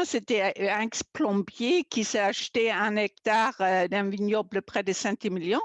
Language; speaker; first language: French; non-native, fluent; German